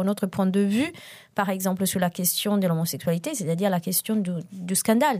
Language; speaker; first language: French; non-native, fluent; Italian